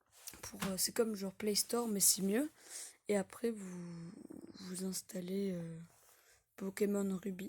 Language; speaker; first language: French; native; French